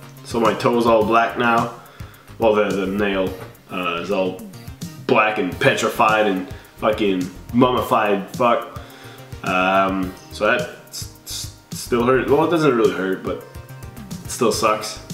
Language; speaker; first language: English; native; English